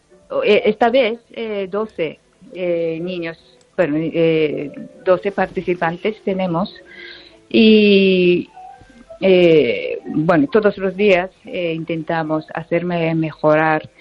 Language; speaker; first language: Spanish; non-native, learner; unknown